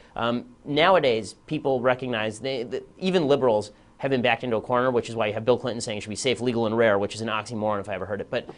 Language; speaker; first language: English; native; English